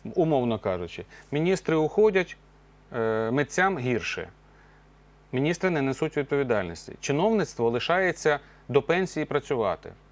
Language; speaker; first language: Ukrainian; native; Ukrainian